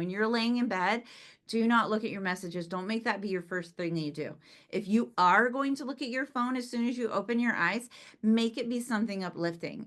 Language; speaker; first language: English; native; English